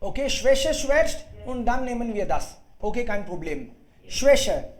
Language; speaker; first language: German; non-native, fluent; Hindi